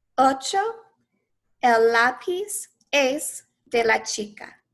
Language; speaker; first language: Spanish; non-native, fluent; English